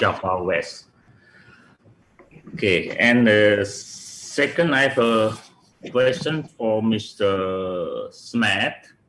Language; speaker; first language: English; non-native, learner; Indonesian